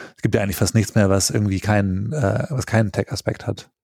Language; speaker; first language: German; native; German